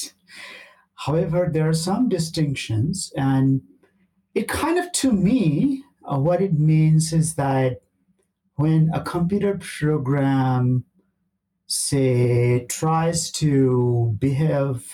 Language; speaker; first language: English; non-native, local second language; Bangla